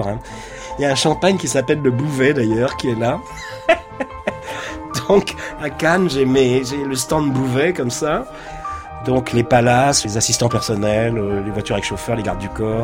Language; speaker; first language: French; native; French